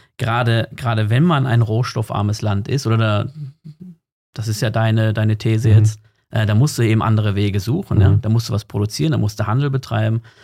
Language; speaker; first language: German; native; German